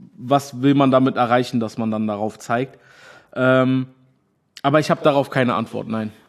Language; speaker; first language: German; native; German